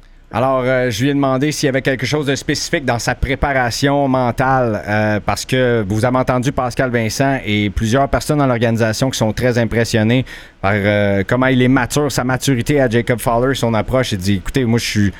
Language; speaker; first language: French; native; French